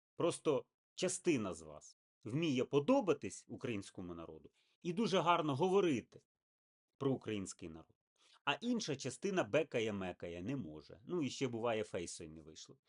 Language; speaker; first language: Ukrainian; native; Ukrainian